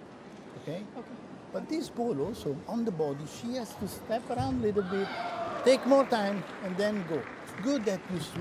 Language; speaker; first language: English; non-native, fluent; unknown